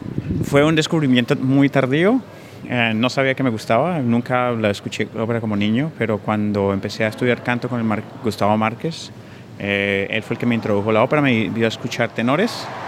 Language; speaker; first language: Spanish; native; Spanish